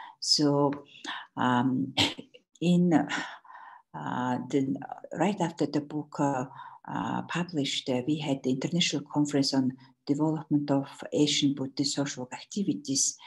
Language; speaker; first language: English; non-native, learner; Mongolian